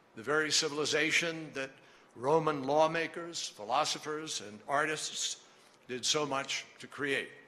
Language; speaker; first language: English; native; English